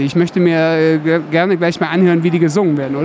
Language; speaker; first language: German; native; German